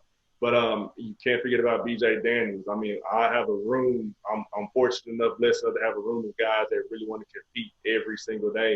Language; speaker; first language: English; native; English